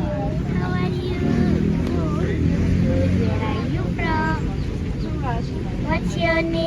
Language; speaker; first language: English; non-native, learner; Indonesian